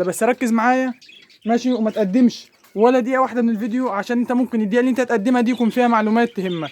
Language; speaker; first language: Arabic; native; Arabic